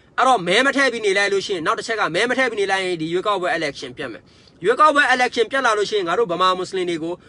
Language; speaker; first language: Burmese; non-native, local second language; Mon